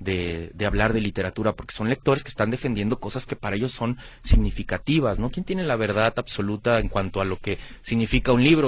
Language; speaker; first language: Spanish; native; Spanish